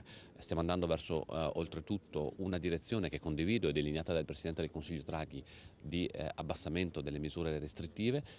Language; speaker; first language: Italian; native; Italian